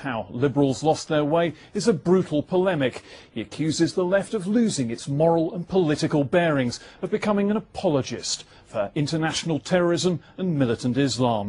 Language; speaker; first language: English; native; English